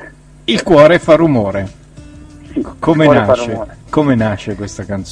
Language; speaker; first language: Italian; native; Italian